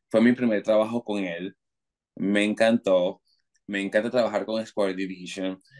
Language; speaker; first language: Spanish; native; Spanish